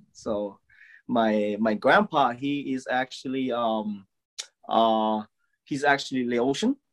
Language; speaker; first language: English; early bilingual, other home language; Lao